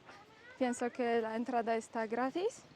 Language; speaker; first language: Spanish; non-native, learner; Polish